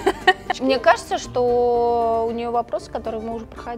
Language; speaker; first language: Russian; native; Russian